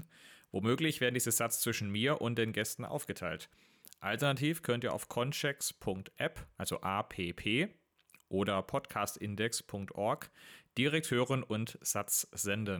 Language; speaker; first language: German; native; German